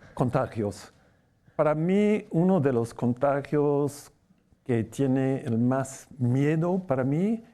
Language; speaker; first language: Spanish; non-native, fluent; English